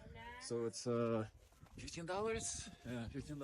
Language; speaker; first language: English; non-native, fluent; Russian